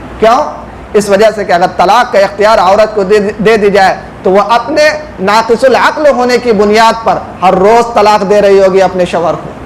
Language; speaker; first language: Urdu; native; Urdu